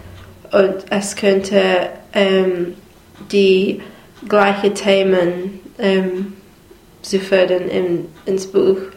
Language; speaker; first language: German; non-native, learner; English